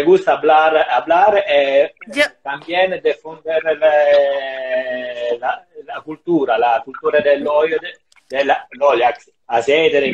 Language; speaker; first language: Spanish; non-native, learner; Italian